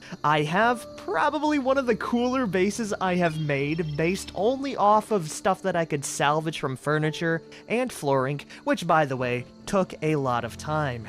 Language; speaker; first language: English; native; English